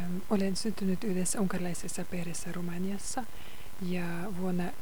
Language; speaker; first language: Finnish; non-native, fluent; Hungarian